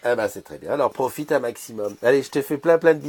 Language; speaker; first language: French; native; French